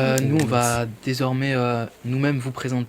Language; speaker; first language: French; native; French